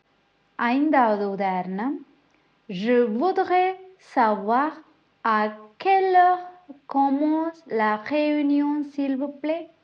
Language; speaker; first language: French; non-native, fluent; Tamil